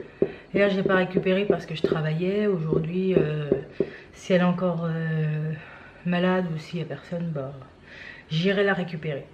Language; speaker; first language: French; native; French